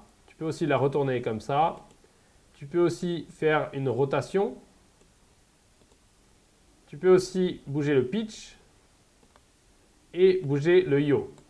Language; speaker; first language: French; native; French